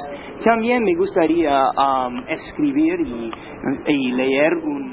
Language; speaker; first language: Spanish; non-native, learner; English